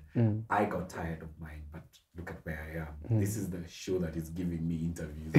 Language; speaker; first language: English; non-native, local second language; Swahili